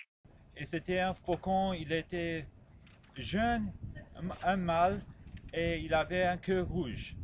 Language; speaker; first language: French; non-native, learner; English